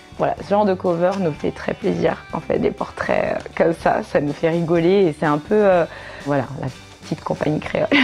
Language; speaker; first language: French; early bilingual, other home language; Kinyarwanda